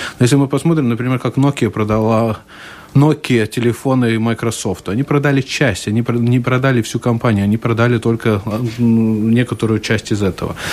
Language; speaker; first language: Russian; non-native, local second language; Latvian